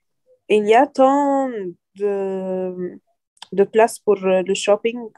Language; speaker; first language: French; non-native, learner; Arabic